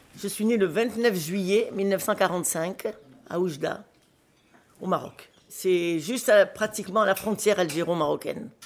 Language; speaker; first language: French; native; French